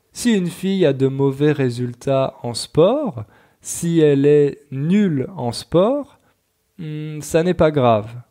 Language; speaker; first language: French; native; French